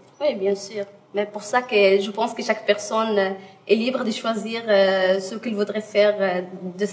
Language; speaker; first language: French; non-native, learner; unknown